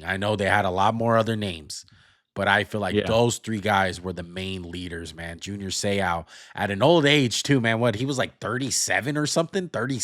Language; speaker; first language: English; native; English